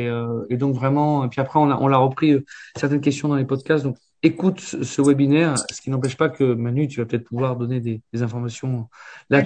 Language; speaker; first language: French; native; French